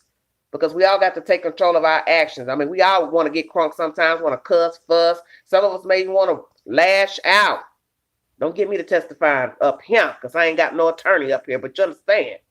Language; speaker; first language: English; native; English